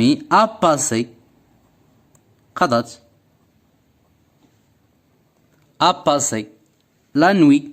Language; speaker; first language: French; non-native, local second language; Arabic